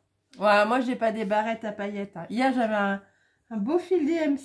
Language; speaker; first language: French; native; French